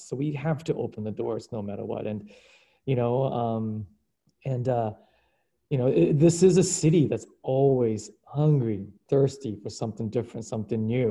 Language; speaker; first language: English; early bilingual, other home language; Japanese